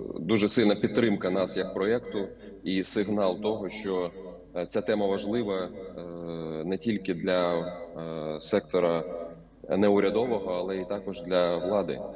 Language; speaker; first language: Ukrainian; native; Ukrainian